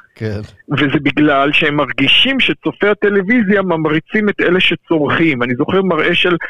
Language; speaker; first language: Hebrew; native; Hebrew